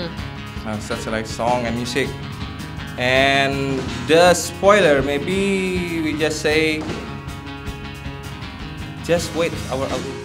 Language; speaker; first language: English; non-native, learner; Indonesian